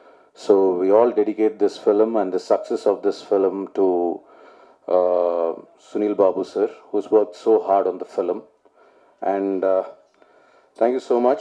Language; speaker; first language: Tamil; non-native, learner; Telugu